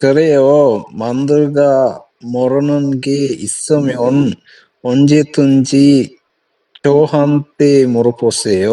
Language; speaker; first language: Korean; non-native, learner; Sinhala